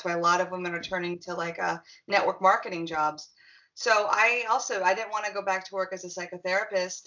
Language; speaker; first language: English; native; English